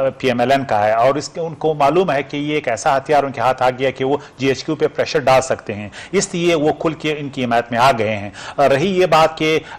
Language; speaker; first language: Urdu; non-native, local second language; Pashto